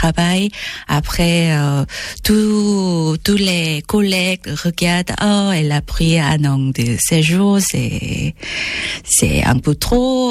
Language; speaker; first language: French; non-native, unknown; Korean